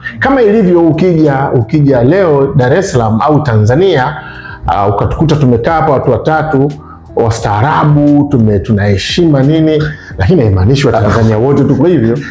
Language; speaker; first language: Swahili; native; Swahili